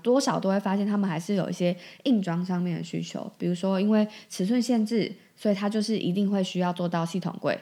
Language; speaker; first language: Chinese; native; Chinese